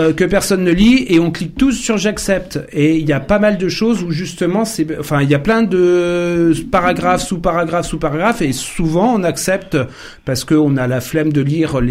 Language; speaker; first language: French; native; French